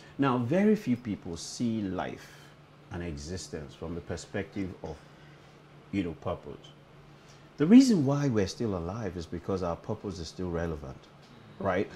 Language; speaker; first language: English; non-native, local second language; Yoruba